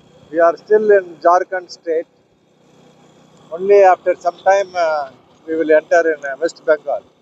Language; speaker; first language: English; non-native, local second language; Tamil